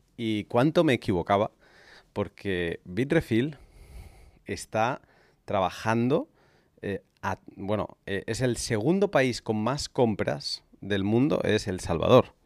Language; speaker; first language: Spanish; native; Spanish